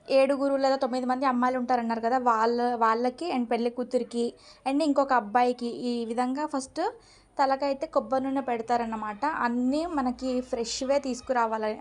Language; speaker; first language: Telugu; non-native, local second language; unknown